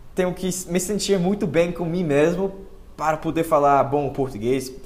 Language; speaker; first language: Portuguese; non-native, fluent; English